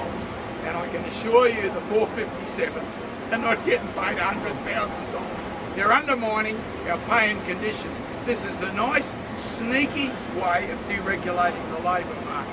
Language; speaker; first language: English; native; English